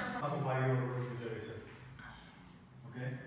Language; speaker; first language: English; non-native, fluent; Arabic